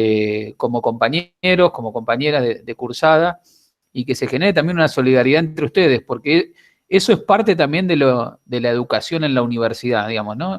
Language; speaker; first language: Spanish; native; Spanish